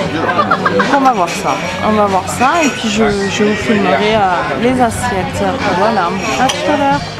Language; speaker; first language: French; native; French